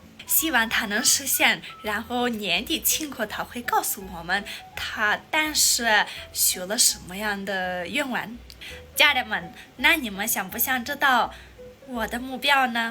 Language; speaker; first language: Chinese; non-native, fluent; Armenian